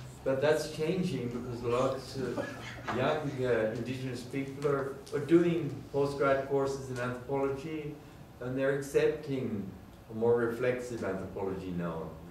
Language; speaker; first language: English; native; English